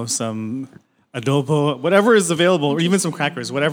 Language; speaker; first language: English; non-native, local second language; Filipino